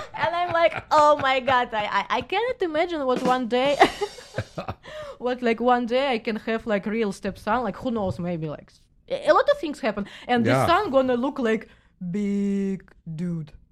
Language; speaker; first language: English; non-native, learner; Russian